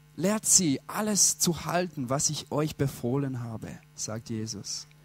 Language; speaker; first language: German; non-native, fluent; English